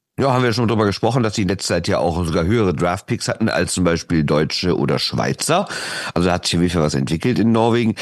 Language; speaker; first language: German; native; German